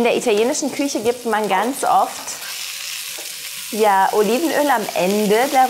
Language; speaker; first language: German; native; German